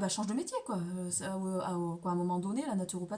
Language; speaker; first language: French; native; French